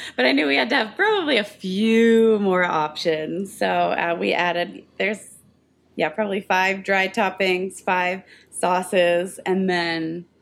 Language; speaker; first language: English; native; English